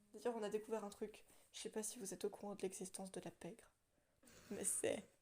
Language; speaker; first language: French; native; French